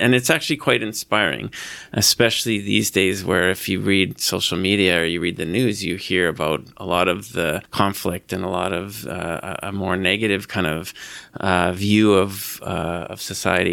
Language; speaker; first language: English; native; English